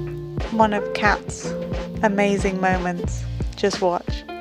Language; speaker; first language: English; native; English